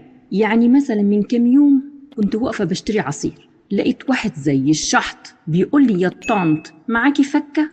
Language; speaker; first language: Arabic; native; Arabic